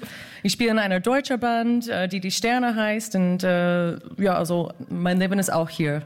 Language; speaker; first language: German; non-native, fluent; English